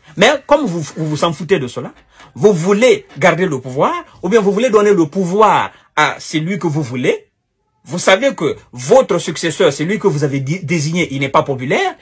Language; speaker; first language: French; non-native, local second language; Wolof